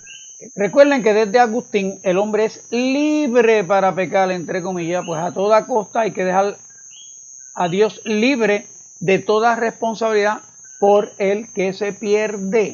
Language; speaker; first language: Spanish; native; Spanish